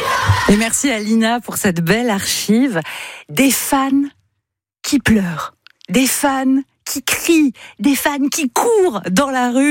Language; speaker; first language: French; native; French